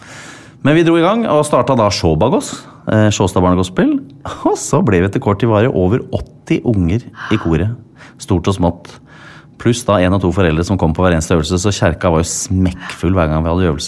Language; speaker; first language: Norwegian; native; Norwegian